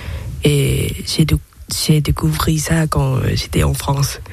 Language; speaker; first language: French; non-native, learner; Thai